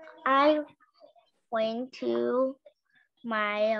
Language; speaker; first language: English; non-native, learner; Vietnamese